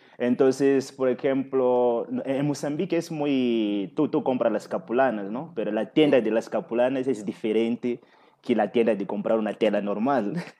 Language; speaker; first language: Spanish; non-native, fluent; Portuguese